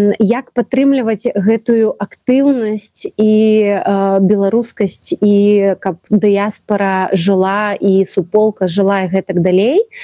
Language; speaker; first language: Belarusian; non-native, local second language; Russian